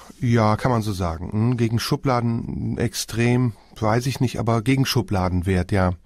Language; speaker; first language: German; early bilingual, other home language; Turkish